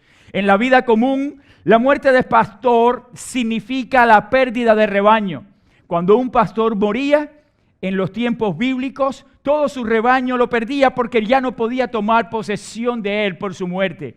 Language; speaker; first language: Spanish; native; Spanish